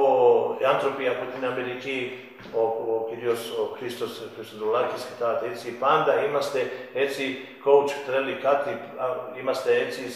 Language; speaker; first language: Greek; non-native, fluent; Serbian